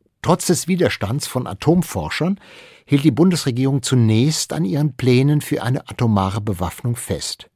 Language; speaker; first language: German; native; German